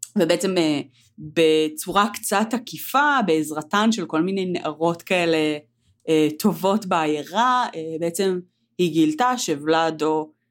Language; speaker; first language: Hebrew; native; Hebrew